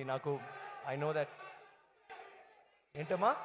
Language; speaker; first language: Telugu; non-native, learner; Tamil